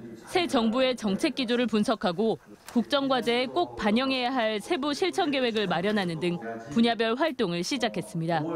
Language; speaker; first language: Korean; native; Korean